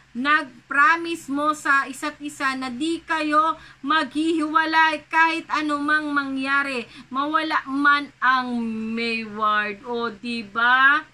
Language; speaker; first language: Filipino; native; Filipino